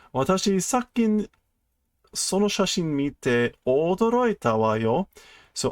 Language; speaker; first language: Japanese; non-native, learner; English